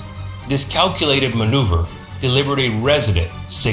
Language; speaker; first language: English; native; English